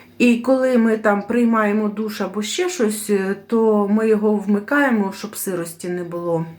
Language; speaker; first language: Ukrainian; non-native, local second language; Russian